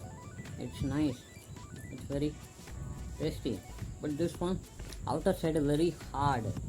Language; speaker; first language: English; non-native, local second language; Tamil